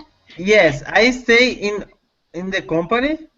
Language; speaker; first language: English; non-native, learner; Portuguese